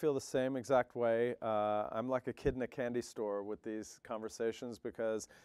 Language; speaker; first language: English; native; English